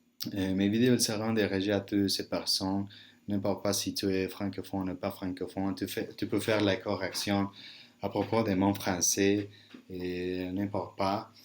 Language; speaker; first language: French; non-native, learner; Spanish